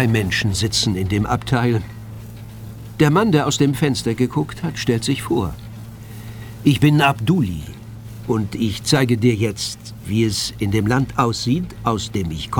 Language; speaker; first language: German; native; German